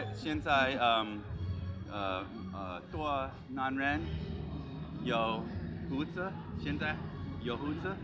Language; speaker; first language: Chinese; non-native, learner; English